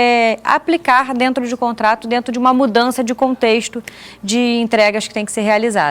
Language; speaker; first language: Portuguese; native; Portuguese